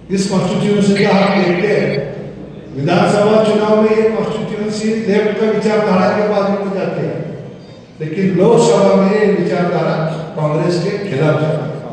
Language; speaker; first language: Hindi; non-native, local second language; Marathi